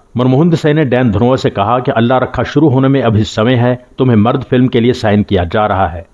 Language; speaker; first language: Hindi; native; Hindi